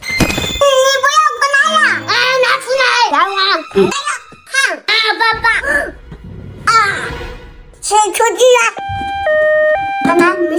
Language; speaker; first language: Chinese; native; Chinese